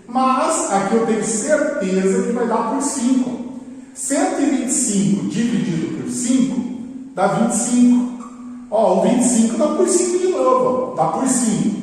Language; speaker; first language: Portuguese; native; Portuguese